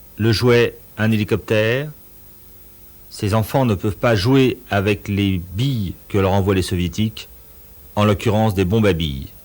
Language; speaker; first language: French; native; French